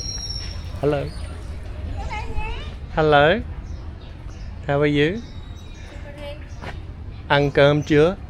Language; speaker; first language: Vietnamese; non-native, learner; English